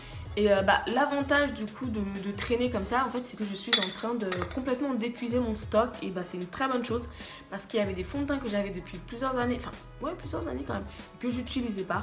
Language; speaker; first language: French; native; French